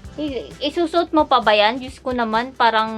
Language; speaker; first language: Filipino; native; Filipino